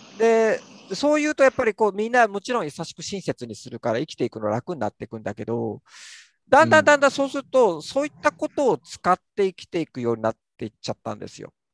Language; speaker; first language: Japanese; native; Japanese